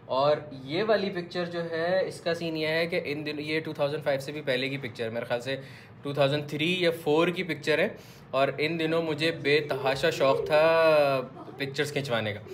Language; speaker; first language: Hindi; native; Hindi